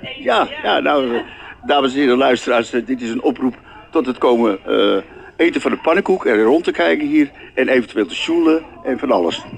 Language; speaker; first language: Dutch; native; Dutch